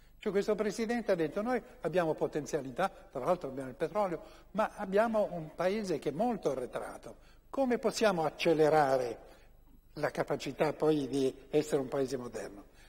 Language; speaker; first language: Italian; native; Italian